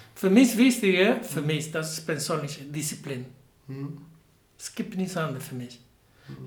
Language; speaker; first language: German; non-native, learner; Spanish